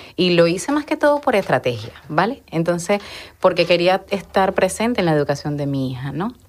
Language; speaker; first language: Spanish; native; Spanish